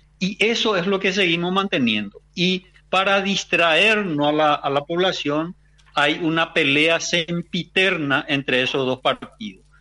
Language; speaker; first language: Spanish; native; Spanish